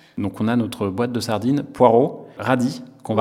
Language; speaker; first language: French; native; French